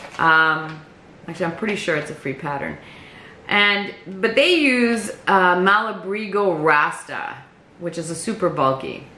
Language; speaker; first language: English; native; English